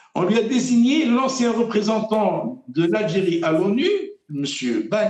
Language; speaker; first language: French; non-native, local second language; Arabic